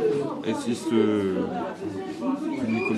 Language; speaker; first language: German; non-native, learner; French